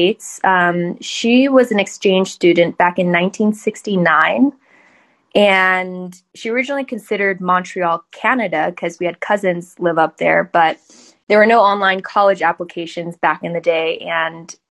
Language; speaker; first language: English; early bilingual, other home language; Chinese